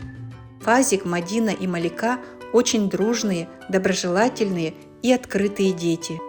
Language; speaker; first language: Russian; native; Russian